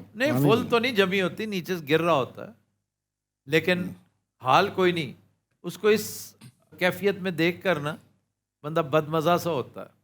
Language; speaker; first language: Urdu; non-native, local second language; Punjabi